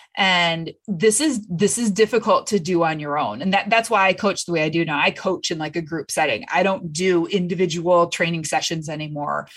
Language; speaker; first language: English; native; English